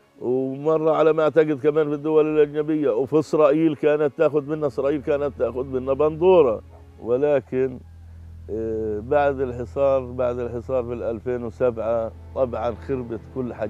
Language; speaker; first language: Arabic; native; Arabic